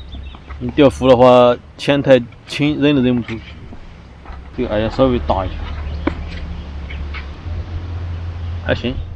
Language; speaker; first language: Chinese; native; Chinese